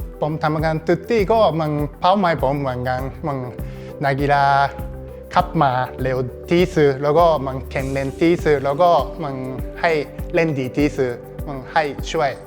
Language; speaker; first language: Thai; non-native, learner; Japanese